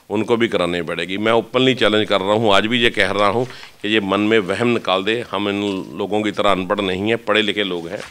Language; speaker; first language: Hindi; non-native, local second language; Punjabi